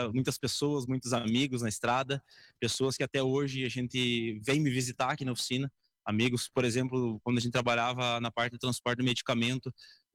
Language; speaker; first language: Portuguese; native; Portuguese